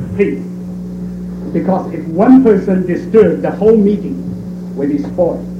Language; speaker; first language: English; non-native, fluent; Chinese